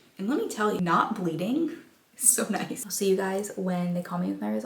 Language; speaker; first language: English; native; English